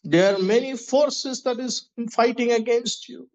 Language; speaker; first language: English; non-native, local second language; Tamil